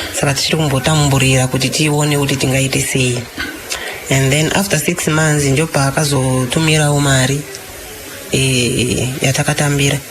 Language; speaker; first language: Shona; non-native, fluent; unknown